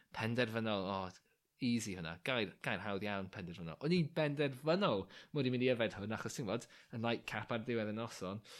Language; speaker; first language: Welsh; non-native, local second language; English